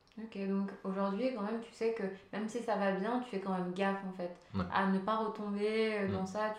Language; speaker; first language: French; early bilingual, other home language; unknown